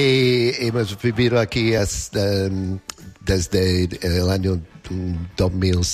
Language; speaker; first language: Spanish; non-native, learner; English